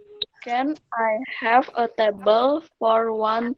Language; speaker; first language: English; non-native, learner; Indonesian